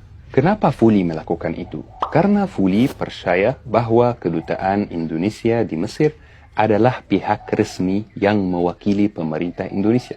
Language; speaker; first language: Indonesian; non-native, fluent; Arabic